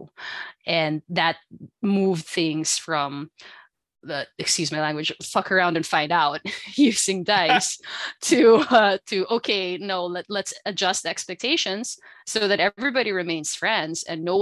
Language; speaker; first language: English; non-native, local second language; Filipino